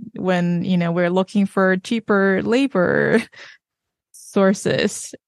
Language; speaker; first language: English; non-native, fluent; Chinese